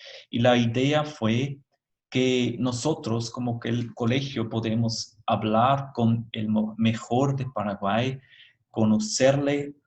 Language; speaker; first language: Spanish; non-native, fluent; German